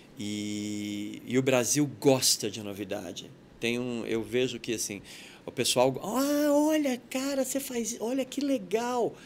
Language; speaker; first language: Portuguese; native; Portuguese